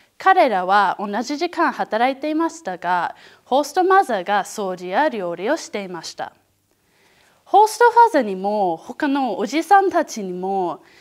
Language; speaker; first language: Japanese; non-native, learner; English